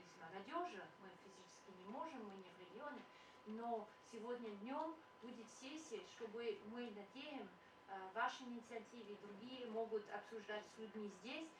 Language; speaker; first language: Russian; non-native, fluent; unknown